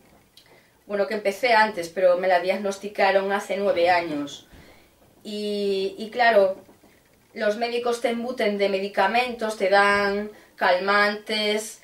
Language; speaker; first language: Spanish; native; Spanish